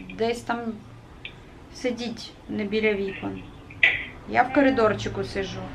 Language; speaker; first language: Ukrainian; native; Ukrainian